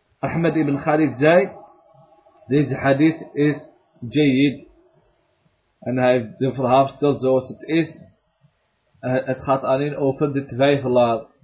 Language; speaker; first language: Dutch; early bilingual, other home language; Arabic